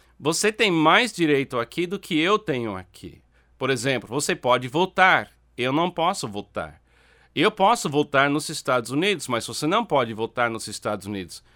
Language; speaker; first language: Portuguese; non-native, fluent; English